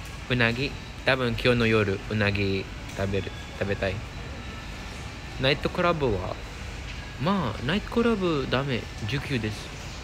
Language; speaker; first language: Japanese; non-native, learner; English